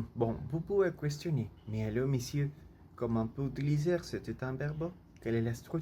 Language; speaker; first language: French; non-native, learner; Spanish